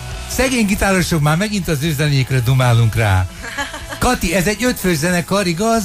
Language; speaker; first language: Hungarian; native; Hungarian